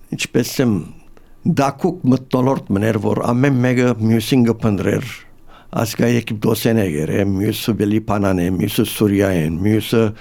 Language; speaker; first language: Armenian; native; Armenian